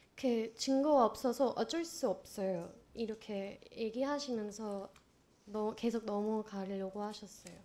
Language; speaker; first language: Korean; non-native, fluent; Vietnamese